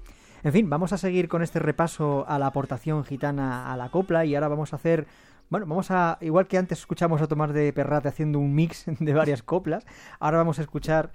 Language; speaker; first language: Spanish; native; Spanish